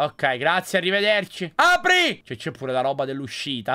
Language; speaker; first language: Italian; native; Italian